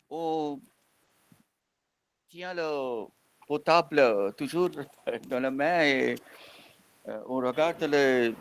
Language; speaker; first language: French; non-native, fluent; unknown